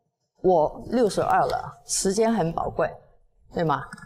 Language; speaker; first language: Chinese; non-native, local second language; Cantonese